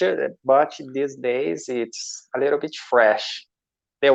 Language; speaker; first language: English; non-native, learner; Portuguese